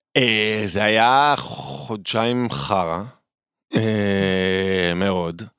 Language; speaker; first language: Hebrew; native; Hebrew